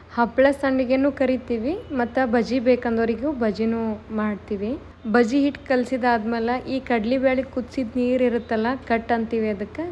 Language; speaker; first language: Kannada; native; Kannada